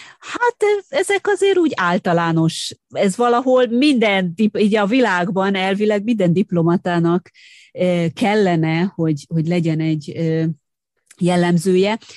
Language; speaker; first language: Hungarian; native; Hungarian